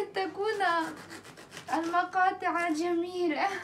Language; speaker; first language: Arabic; non-native, fluent; Ukrainian